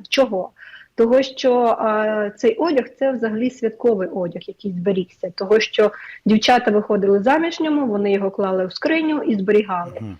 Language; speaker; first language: Ukrainian; native; Ukrainian